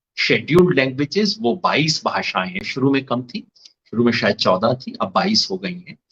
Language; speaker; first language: Hindi; native; Hindi